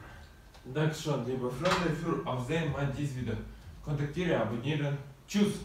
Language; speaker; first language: German; non-native, learner; Russian